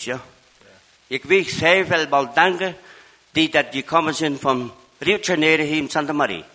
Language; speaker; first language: German; non-native, learner; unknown